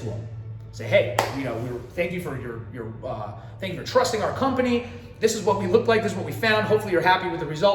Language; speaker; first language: English; native; English